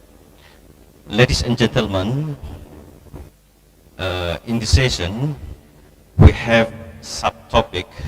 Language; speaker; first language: English; non-native, learner; Indonesian